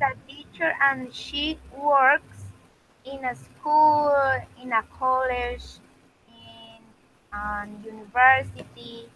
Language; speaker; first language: English; non-native, learner; Spanish